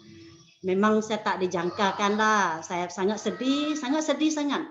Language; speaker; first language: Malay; non-native, local second language; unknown